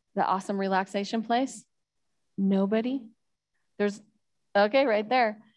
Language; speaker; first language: English; native; English